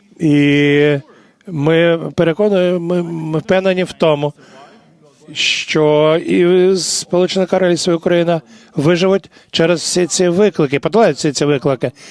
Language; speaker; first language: Ukrainian; non-native, fluent; English